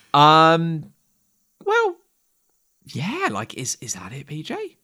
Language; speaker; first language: English; native; English